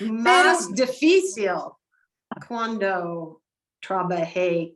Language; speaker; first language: Spanish; non-native, learner; English